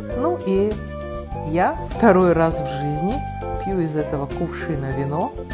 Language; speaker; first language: Russian; native; Russian